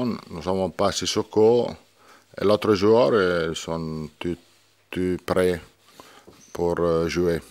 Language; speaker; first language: French; non-native, learner; Italian